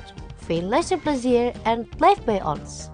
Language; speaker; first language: Dutch; non-native, learner; Indonesian